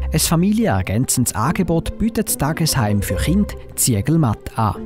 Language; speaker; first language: German; native; German